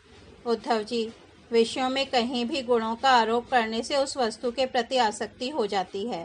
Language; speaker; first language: Hindi; native; Hindi